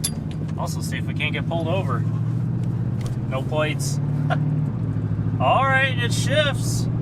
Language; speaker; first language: English; native; English